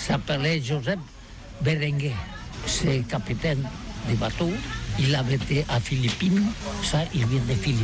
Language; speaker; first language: French; non-native, learner; Catalan